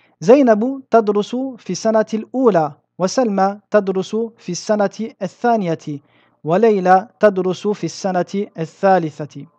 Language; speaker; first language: Arabic; non-native, fluent; French